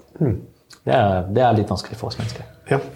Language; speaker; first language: Norwegian; non-native, fluent; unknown